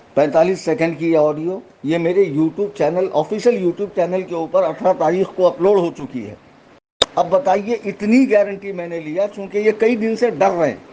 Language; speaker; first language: Urdu; native; Urdu